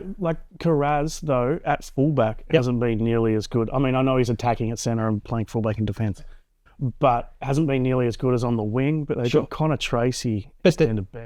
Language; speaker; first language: English; native; English